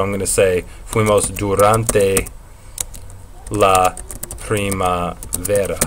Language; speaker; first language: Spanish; non-native, fluent; English